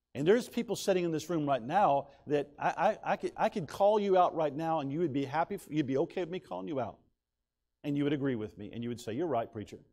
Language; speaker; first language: English; native; English